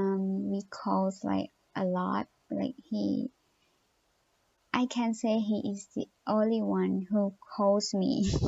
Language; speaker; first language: English; non-native, learner; Thai